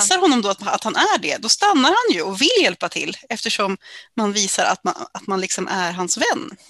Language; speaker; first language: Swedish; native; Swedish